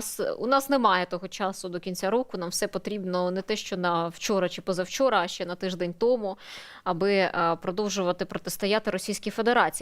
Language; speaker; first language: Ukrainian; native; Ukrainian